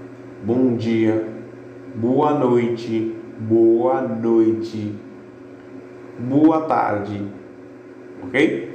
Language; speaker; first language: Portuguese; non-native, fluent; Haitian Creole